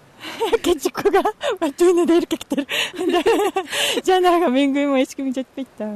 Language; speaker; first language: Kyrgyz; non-native, learner; Japanese